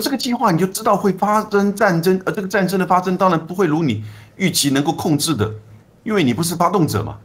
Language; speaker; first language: Chinese; native; Chinese